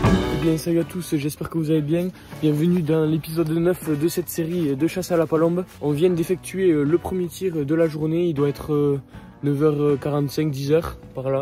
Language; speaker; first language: French; native; French